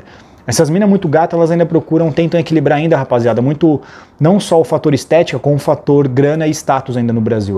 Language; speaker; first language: Portuguese; native; Portuguese